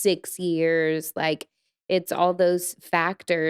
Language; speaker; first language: English; native; English